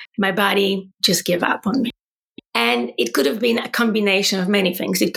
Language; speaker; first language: English; non-native, fluent; Polish